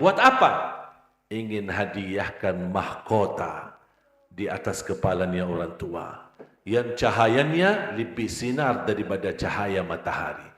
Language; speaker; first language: Indonesian; non-native, fluent; Arabic